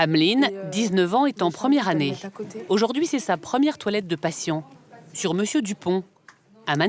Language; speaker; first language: French; native; French